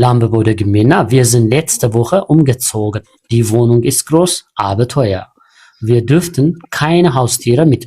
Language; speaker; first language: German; non-native, fluent; Amharic